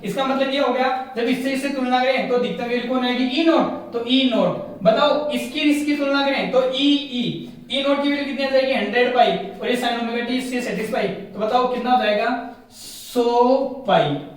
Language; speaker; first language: Hindi; native; Hindi